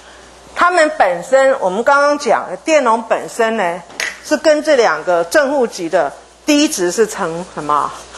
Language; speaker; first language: Chinese; native; Chinese